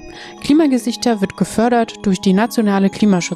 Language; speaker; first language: German; native; German